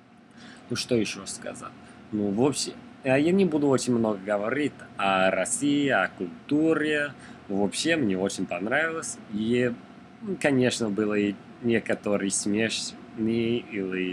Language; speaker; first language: Russian; non-native, learner; English